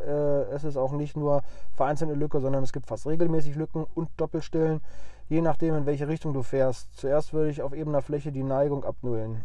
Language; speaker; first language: German; native; German